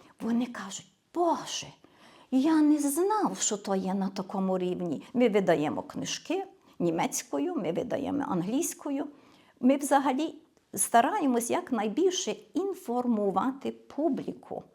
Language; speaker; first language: Ukrainian; early bilingual, heritage; Ukrainian